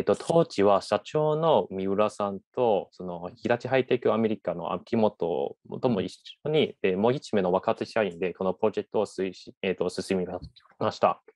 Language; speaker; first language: Japanese; non-native, fluent; Cantonese